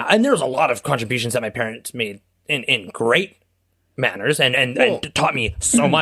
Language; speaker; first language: English; native; English